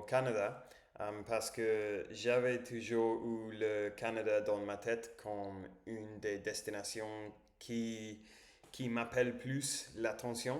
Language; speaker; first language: French; non-native, learner; English